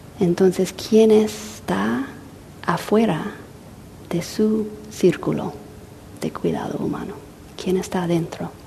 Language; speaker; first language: Spanish; non-native, fluent; English